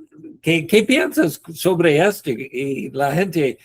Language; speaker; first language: Spanish; non-native, learner; English